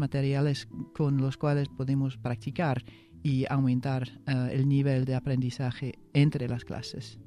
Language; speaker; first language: Spanish; non-native, fluent; English